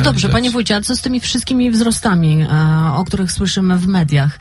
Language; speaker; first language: Polish; native; Polish